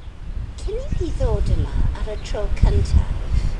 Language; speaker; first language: Welsh; non-native, learner; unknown